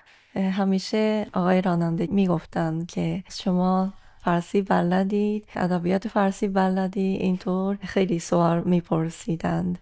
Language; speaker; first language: Persian; non-native, fluent; Japanese